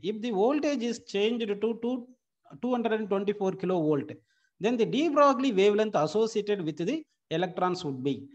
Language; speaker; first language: English; non-native, local second language; Tamil